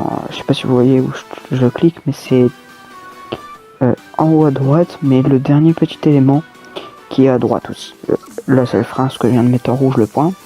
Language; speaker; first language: French; native; French